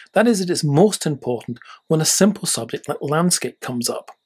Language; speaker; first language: English; native; English